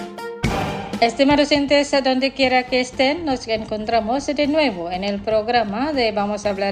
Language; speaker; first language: Spanish; non-native, fluent; Indonesian